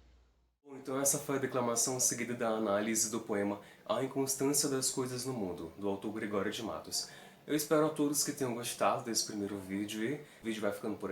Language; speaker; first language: Portuguese; native; Portuguese